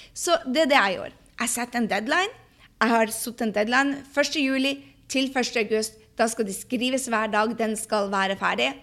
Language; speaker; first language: Norwegian; early bilingual, heritage; Norwegian